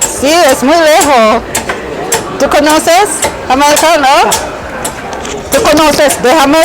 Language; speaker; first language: Spanish; non-native, learner; English